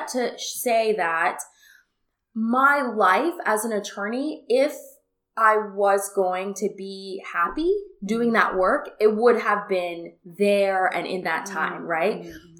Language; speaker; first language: English; native; English